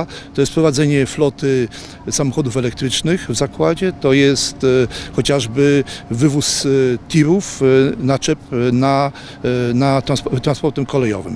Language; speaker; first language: Polish; native; Polish